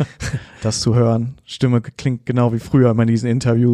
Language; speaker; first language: German; native; German